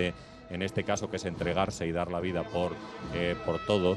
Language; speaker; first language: Spanish; native; Spanish